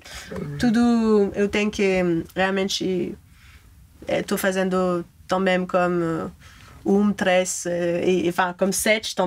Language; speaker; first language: Portuguese; non-native, fluent; French